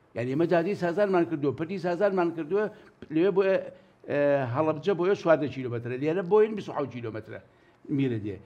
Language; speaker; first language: Central Kurdish; native; Central Kurdish